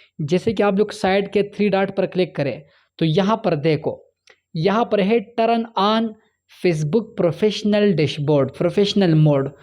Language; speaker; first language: Urdu; non-native, local second language; Punjabi